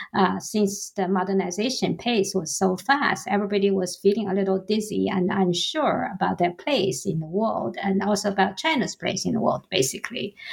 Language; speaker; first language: English; non-native, fluent; Chinese